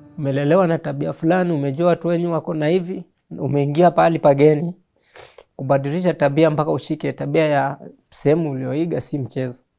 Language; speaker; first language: Swahili; native; Swahili